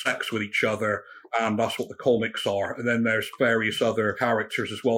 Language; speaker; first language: English; native; English